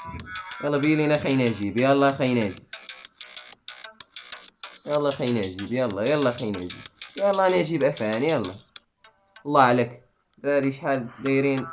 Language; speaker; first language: Arabic; native; Arabic